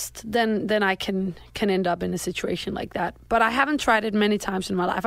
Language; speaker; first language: English; non-native, fluent; Danish